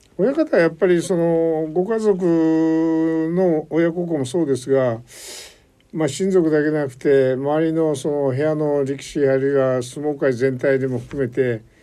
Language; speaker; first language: Japanese; native; Japanese